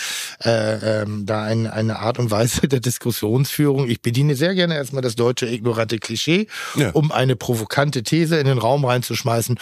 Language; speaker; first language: German; native; German